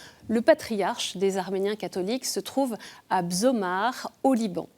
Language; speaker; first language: French; native; French